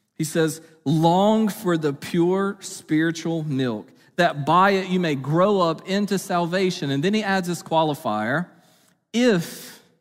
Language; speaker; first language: English; native; English